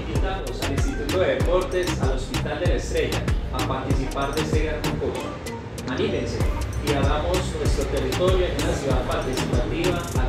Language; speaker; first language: Spanish; native; Spanish